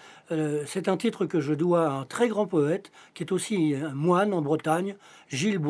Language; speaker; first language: French; native; French